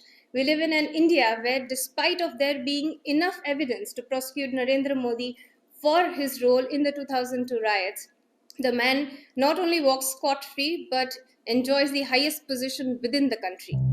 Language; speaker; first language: English; non-native, local second language; Gujarati